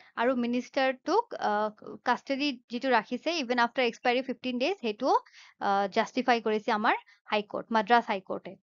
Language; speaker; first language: English; non-native, local second language; Assamese